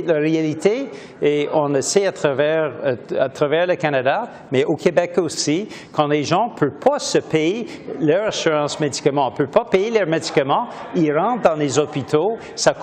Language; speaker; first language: French; native; French